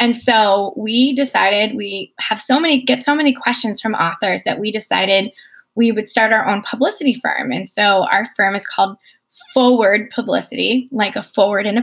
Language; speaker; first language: English; native; English